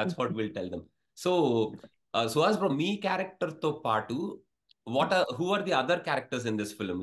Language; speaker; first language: Telugu; native; Telugu